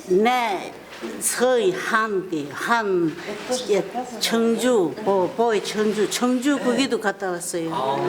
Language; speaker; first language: Korean; early bilingual, heritage; Korean